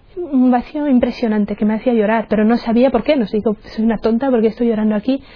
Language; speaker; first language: Spanish; non-native, fluent; Czech